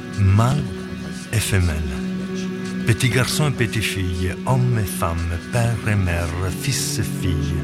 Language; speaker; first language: French; non-native, fluent; Italian